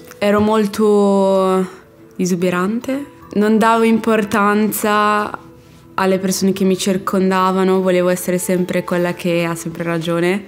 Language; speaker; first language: Italian; early bilingual, other home language; Arabic